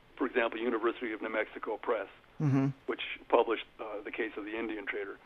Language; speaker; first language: English; native; English